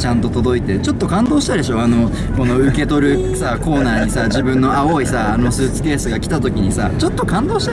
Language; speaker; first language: Japanese; native; Japanese